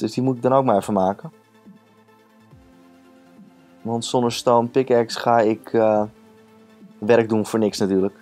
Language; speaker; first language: Dutch; native; Dutch